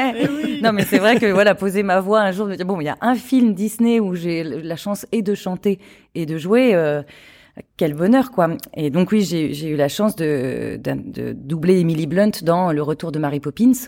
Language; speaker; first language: French; native; French